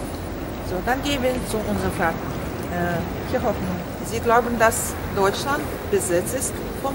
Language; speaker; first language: German; non-native, learner; Russian